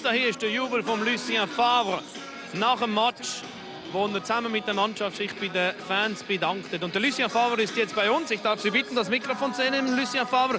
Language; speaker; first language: German; native; German